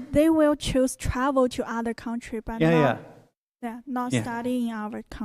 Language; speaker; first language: English; non-native, learner; Chinese